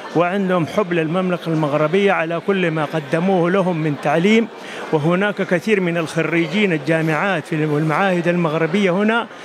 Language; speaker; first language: Arabic; native; Arabic